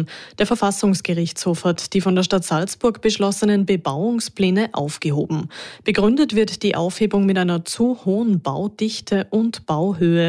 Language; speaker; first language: German; native; German